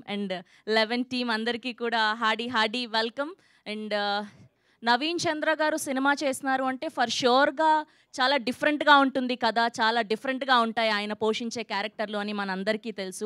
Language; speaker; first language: Telugu; native; Telugu